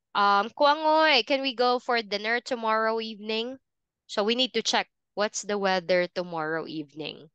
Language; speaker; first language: English; non-native, fluent; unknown